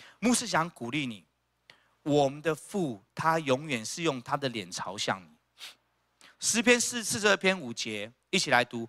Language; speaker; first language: Chinese; native; Chinese